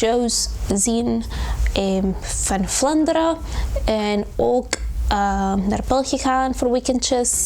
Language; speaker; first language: Dutch; non-native, learner; Spanish